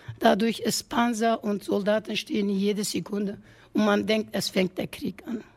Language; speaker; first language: German; non-native, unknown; Kurdish